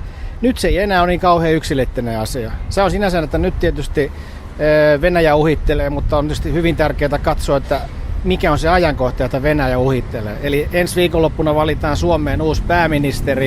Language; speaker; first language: Finnish; native; Finnish